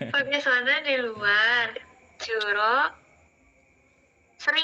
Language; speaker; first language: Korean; non-native, learner; Indonesian